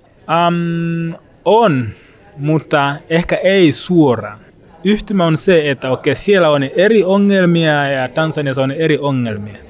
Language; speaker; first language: Finnish; non-native, learner; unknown